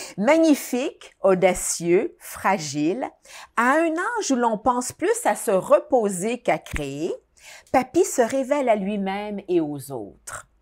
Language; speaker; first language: French; native; French